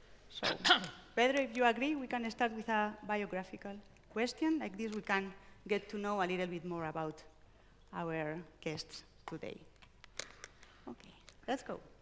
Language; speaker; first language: English; non-native, fluent; Basque